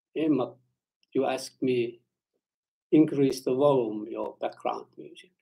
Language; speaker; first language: English; non-native, learner; Finnish